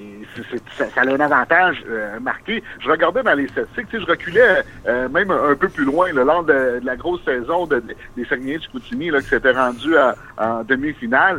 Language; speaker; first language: French; native; French